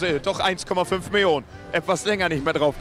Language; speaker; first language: German; native; German